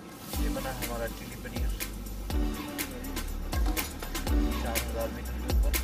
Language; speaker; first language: Hindi; native; Hindi